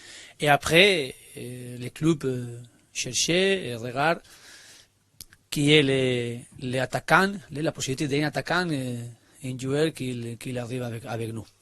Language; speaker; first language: French; non-native, learner; Spanish